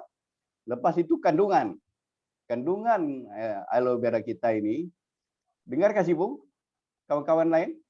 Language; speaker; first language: Malay; native; Malay